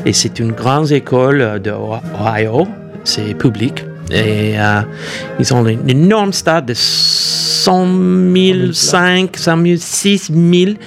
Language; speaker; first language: French; non-native, fluent; English